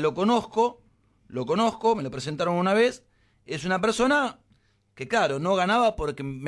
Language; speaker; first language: Spanish; native; Spanish